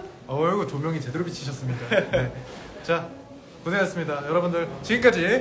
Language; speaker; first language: Korean; native; Korean